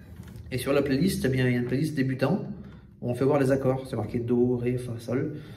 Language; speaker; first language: French; native; French